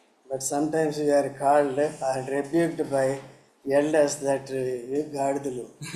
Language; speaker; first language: English; non-native, local second language; Telugu